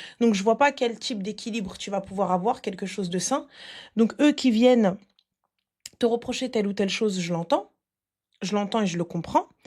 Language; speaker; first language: French; native; French